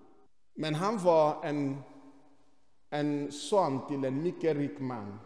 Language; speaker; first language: Swedish; non-native, fluent; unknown